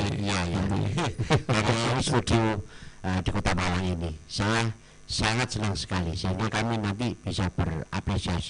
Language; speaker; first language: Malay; non-native, local second language; Javanese